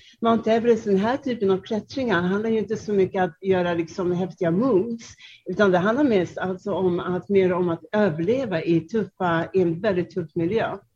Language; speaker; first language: Swedish; non-native, fluent; Czech